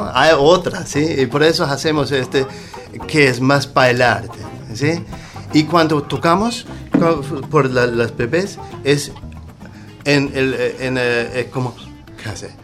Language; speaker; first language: Spanish; non-native, learner; Danish